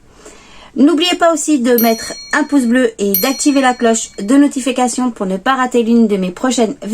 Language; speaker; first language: French; native; French